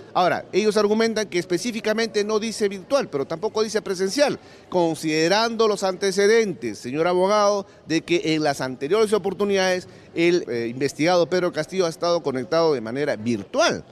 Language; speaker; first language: Spanish; native; Spanish